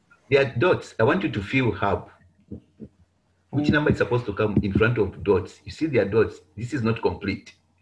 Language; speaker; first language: English; non-native, local second language; Bemba